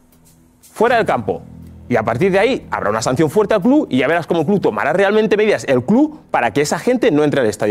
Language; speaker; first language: Spanish; native; Spanish